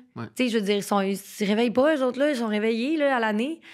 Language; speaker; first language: French; native; French